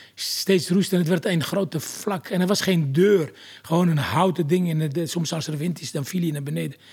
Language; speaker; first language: Dutch; non-native, fluent; Arabic